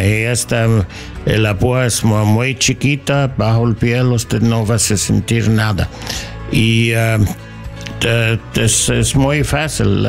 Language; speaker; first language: Spanish; non-native, learner; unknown